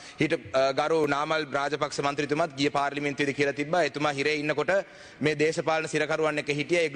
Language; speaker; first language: Sinhala; non-native, local second language; Tamil